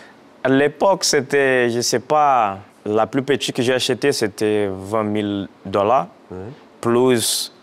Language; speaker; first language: French; non-native, fluent; Portuguese